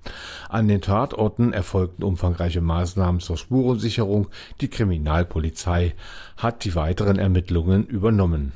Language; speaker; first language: German; native; German